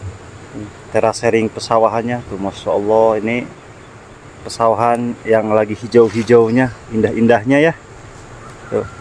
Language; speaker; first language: Indonesian; non-native, local second language; Sundanese